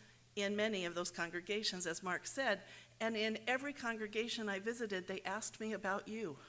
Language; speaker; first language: English; native; English